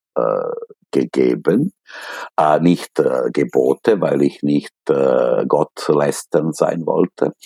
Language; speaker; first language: German; non-native, fluent; Serbian